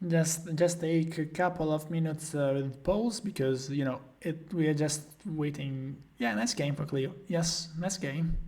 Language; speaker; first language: English; non-native, fluent; Italian